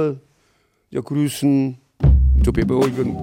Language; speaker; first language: German; non-native, learner; Korean